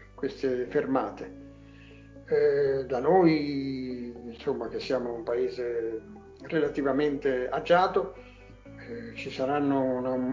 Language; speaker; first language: Italian; non-native, local second language; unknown